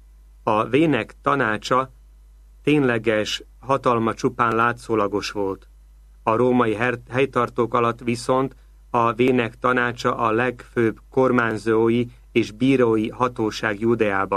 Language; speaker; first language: Hungarian; native; Hungarian